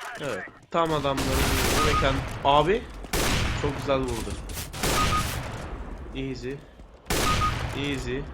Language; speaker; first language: Turkish; native; Turkish